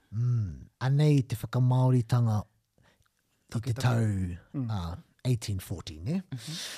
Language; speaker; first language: Māori; non-native, local second language; English